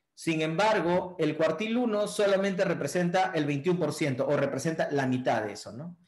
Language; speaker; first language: Spanish; native; Spanish